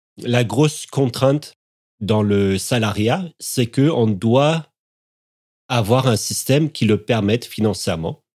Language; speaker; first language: French; native; French